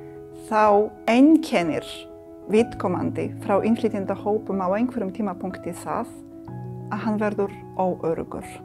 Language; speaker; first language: Icelandic; non-native, fluent; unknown